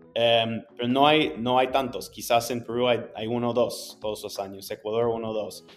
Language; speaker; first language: Spanish; non-native, fluent; English